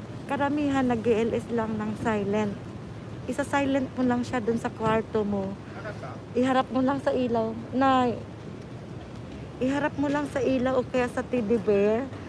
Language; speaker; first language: Filipino; non-native, local second language; Cebuano